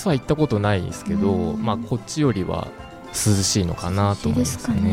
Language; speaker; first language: Japanese; native; Japanese